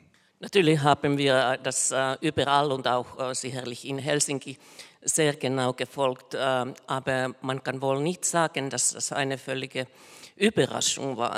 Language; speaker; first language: German; non-native, fluent; Finnish